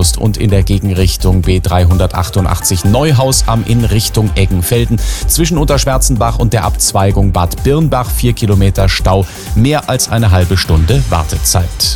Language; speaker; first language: German; native; German